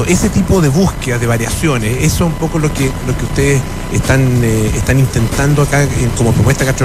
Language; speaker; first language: Spanish; native; Spanish